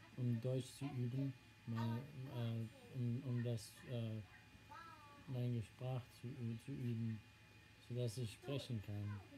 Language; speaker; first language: German; non-native, learner; English